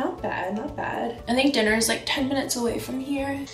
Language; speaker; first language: English; native; English